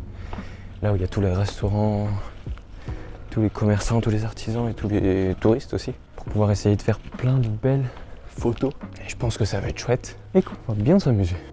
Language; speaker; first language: French; native; French